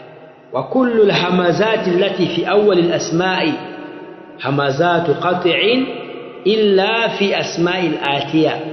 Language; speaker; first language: Arabic; non-native, fluent; Swahili